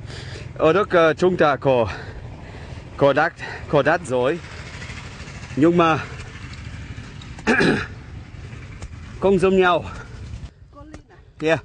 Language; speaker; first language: Vietnamese; non-native, learner; German